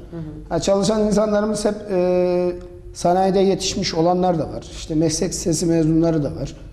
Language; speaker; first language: Turkish; native; Turkish